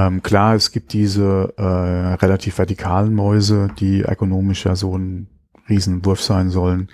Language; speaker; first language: German; native; German